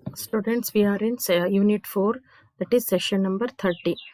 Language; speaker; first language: English; non-native, local second language; Kannada